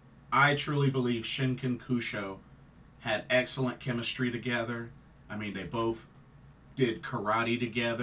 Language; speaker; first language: English; native; English